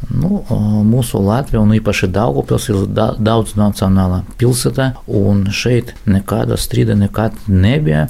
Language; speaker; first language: Latvian; non-native, local second language; Russian